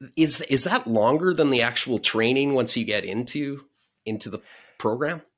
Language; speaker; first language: English; native; English